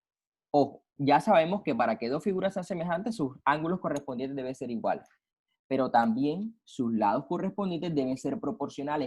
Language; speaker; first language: Spanish; native; Spanish